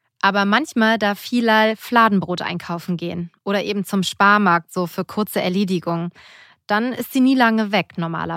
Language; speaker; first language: German; native; German